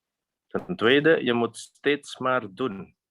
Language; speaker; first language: Dutch; non-native, fluent; Indonesian